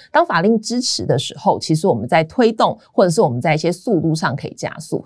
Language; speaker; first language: Chinese; native; Chinese